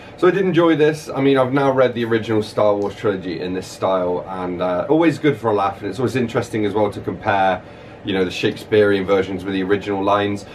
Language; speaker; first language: English; native; English